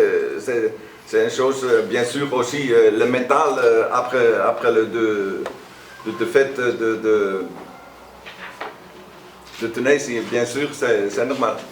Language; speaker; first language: French; non-native, learner; Dutch